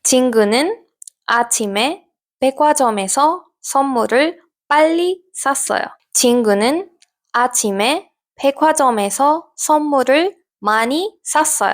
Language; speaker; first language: Korean; non-native, fluent; Spanish